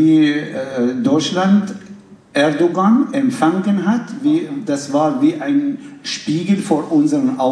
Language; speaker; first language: German; non-native, fluent; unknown